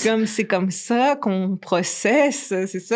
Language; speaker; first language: French; native; French